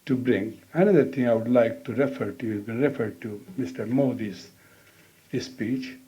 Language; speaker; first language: English; non-native, local second language; Hindi